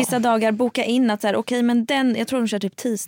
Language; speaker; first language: Swedish; native; Swedish